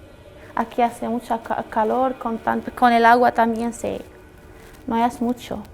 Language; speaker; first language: Spanish; non-native, fluent; Arabic